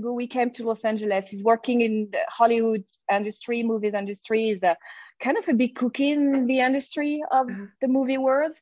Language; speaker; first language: English; non-native, fluent; French